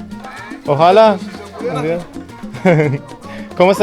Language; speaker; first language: Spanish; non-native, learner; Persian